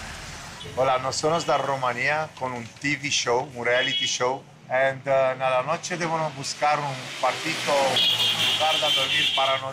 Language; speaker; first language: Spanish; non-native, learner; Romanian